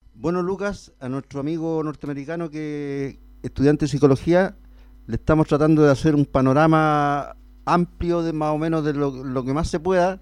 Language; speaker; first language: Spanish; native; Spanish